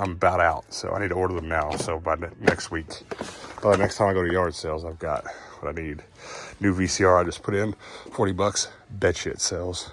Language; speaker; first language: English; native; English